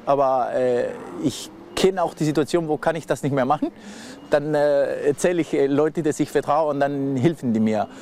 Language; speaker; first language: German; non-native, fluent; Spanish